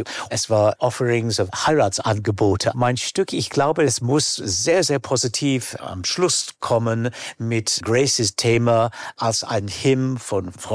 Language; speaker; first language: German; non-native, fluent; English